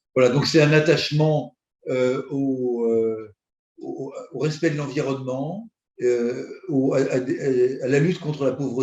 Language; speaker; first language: French; native; French